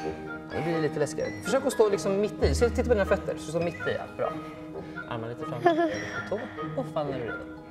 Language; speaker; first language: Swedish; native; Swedish